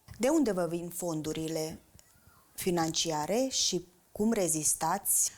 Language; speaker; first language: Romanian; native; Romanian